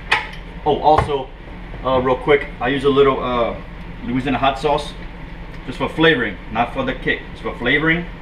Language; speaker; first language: English; native; English